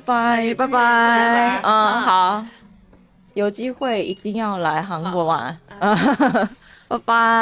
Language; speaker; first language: Chinese; non-native, fluent; Korean